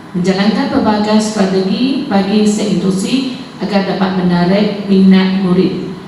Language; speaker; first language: Malay; non-native, local second language; Chinese